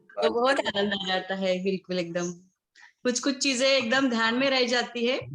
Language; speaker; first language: Hindi; non-native, local second language; Marathi